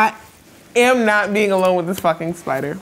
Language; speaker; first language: English; native; English